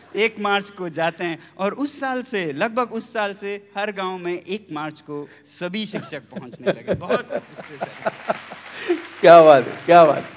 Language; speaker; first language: Hindi; non-native, local second language; Ladakhi